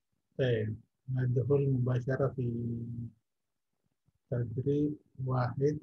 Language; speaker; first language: Arabic; non-native, fluent; Indonesian